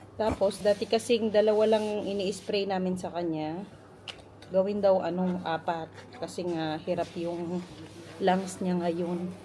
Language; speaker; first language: Filipino; non-native, local second language; Pampanga